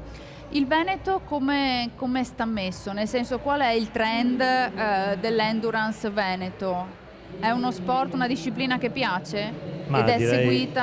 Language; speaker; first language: Italian; native; Italian